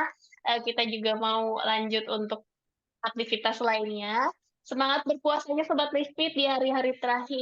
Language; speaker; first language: Indonesian; native; Indonesian